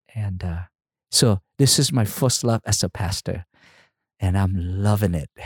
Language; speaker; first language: English; non-native, fluent; Vietnamese